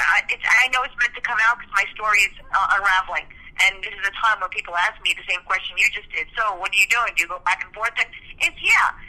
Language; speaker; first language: English; early bilingual, other home language; Spanish